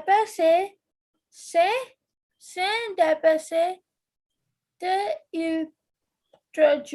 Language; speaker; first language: French; non-native, learner; Hindi